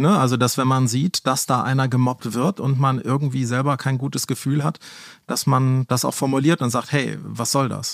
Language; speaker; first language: German; native; German